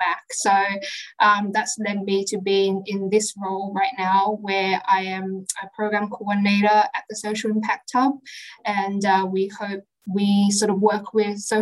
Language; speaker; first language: English; native; English